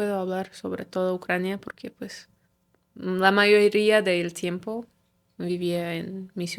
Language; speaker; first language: Spanish; non-native, fluent; Russian